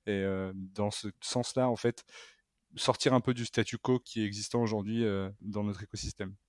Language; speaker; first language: French; native; French